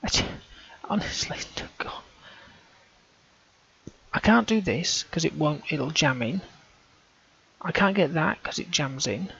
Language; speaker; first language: English; native; English